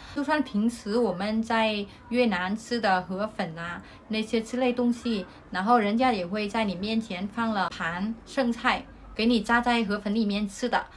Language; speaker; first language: Chinese; non-native, fluent; Vietnamese